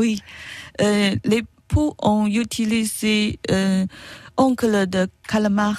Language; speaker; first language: French; non-native, learner; Chinese